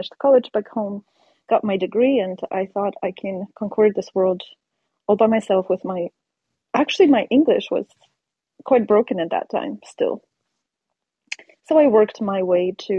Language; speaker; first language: English; non-native, fluent; Polish